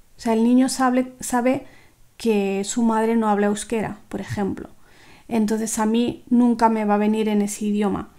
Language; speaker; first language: Spanish; native; Spanish